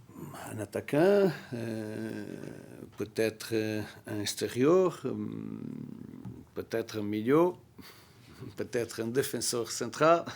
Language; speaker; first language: French; non-native, learner; Portuguese